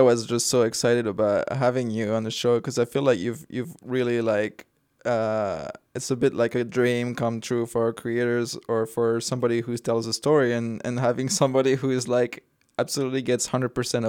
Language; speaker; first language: English; non-native, fluent; French